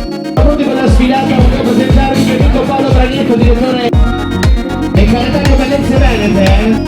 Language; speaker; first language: Italian; native; Italian